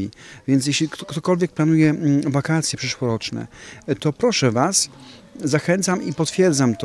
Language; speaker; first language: Polish; native; Polish